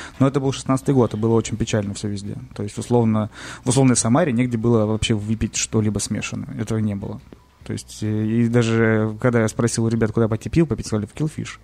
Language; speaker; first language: Russian; native; Russian